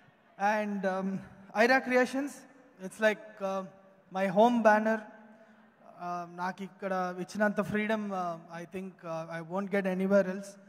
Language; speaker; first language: Telugu; native; Telugu